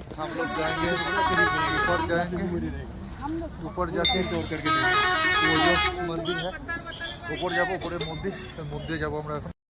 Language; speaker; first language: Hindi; non-native, local second language; Bangla